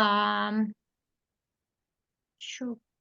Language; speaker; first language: English; non-native, learner; Turkish